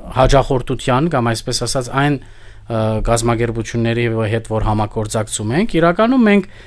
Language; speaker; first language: Armenian; early bilingual, heritage; Armenian